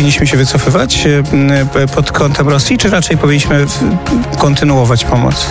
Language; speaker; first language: Polish; native; Polish